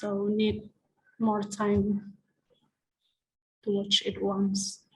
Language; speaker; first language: English; non-native, learner; Indonesian